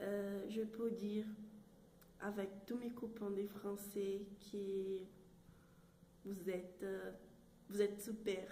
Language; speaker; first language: French; non-native, learner; Portuguese